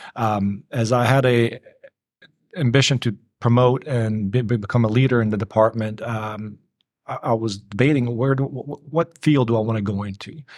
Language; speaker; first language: English; early bilingual, other home language; Bosnian